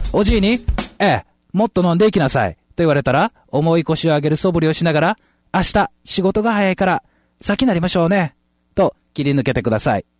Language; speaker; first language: Japanese; native; Japanese